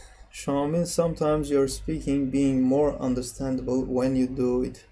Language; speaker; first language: English; non-native, fluent; Azerbaijani